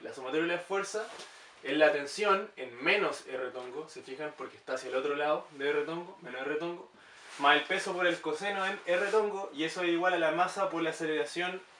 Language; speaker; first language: Spanish; native; Spanish